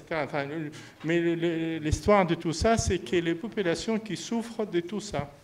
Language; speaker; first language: French; non-native, fluent; Arabic